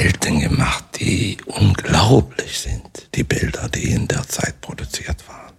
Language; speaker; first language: German; non-native, fluent; Swedish